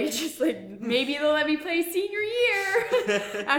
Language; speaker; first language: English; native; English